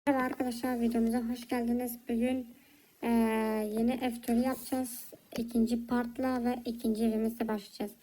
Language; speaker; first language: Turkish; early bilingual, heritage; Turkish